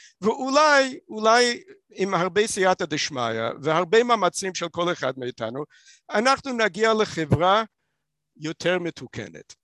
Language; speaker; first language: Hebrew; non-native, fluent; English